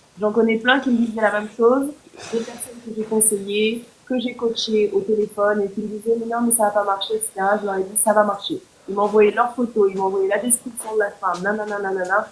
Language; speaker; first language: French; non-native, local second language; Haitian Creole